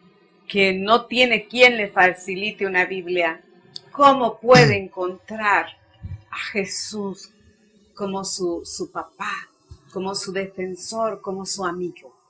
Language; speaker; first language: Spanish; native; Spanish